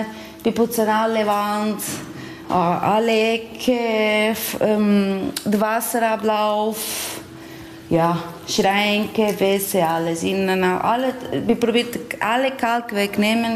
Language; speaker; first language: German; non-native, learner; Portuguese